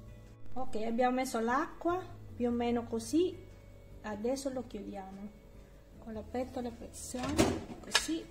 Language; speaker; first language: Italian; non-native, learner; Filipino